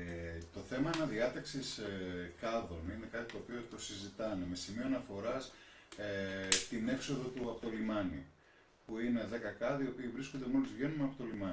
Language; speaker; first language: Greek; native; Greek